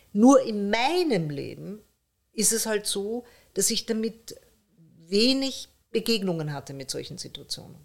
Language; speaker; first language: German; early bilingual, other home language; Persian